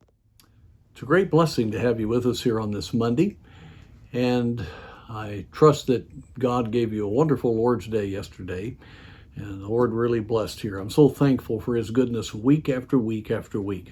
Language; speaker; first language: English; native; English